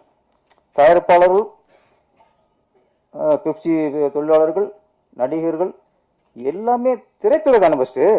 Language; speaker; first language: Tamil; native; Tamil